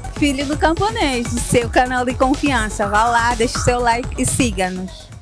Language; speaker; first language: Portuguese; native; Portuguese